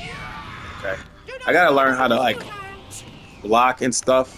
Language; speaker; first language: English; native; English